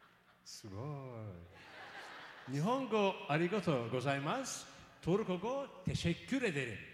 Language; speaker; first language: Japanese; non-native, learner; Turkish